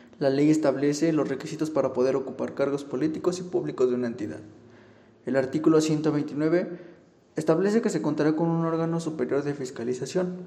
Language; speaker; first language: Spanish; native; Spanish